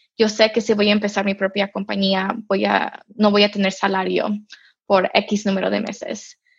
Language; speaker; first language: Spanish; early bilingual, heritage; Spanish